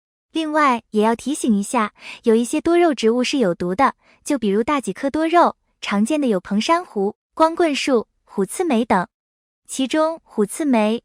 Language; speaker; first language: Chinese; native; Chinese